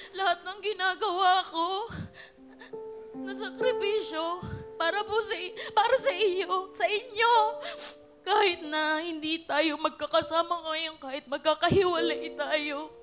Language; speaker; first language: Filipino; native; Filipino